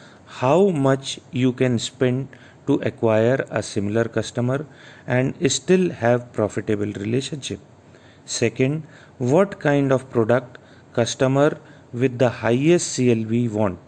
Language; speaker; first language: English; non-native, local second language; Hindi